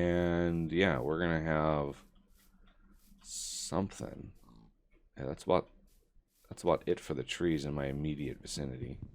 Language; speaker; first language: English; native; English